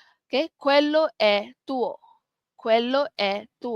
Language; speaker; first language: Italian; non-native, learner; Malay